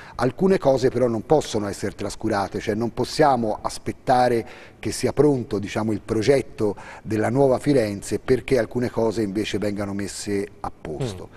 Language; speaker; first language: Italian; native; Italian